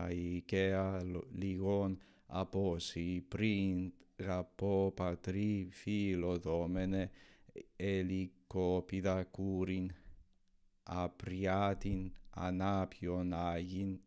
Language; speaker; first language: Greek; non-native, learner; English